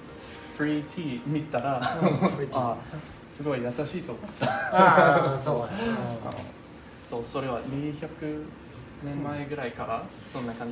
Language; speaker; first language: Japanese; non-native, fluent; English